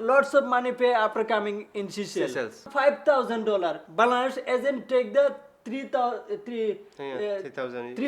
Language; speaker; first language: English; non-native, learner; Bangla